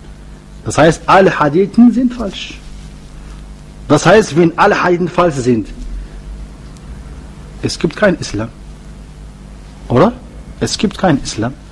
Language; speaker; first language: German; non-native, learner; Arabic